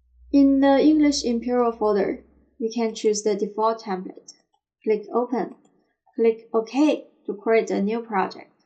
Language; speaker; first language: English; non-native, fluent; Chinese